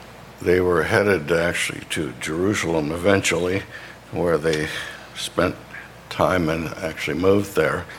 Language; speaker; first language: English; native; English